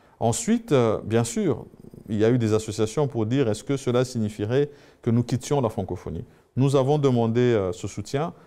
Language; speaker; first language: French; non-native, local second language; Swahili